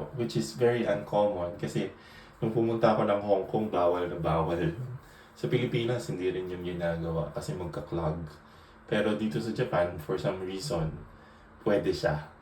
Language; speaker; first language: Filipino; native; Filipino